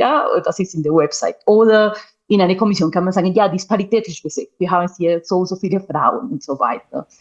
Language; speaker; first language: German; non-native, fluent; Spanish